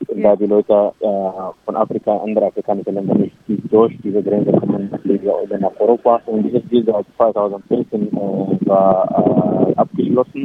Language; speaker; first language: German; non-native, local second language; Arabic